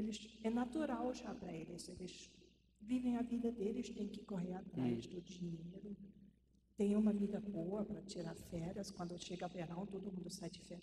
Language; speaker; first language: Portuguese; non-native, fluent; German